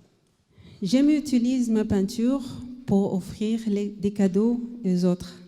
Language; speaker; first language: French; non-native, learner; Arabic